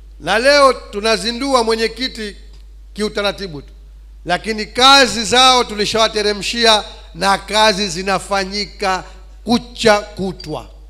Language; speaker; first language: Swahili; native; Swahili